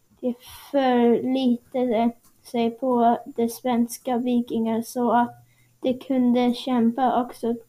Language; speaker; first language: Swedish; non-native, learner; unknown